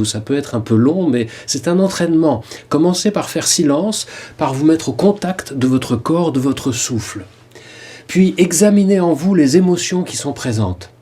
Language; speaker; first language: French; native; French